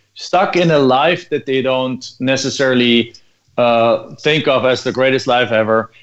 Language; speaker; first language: English; non-native, fluent; German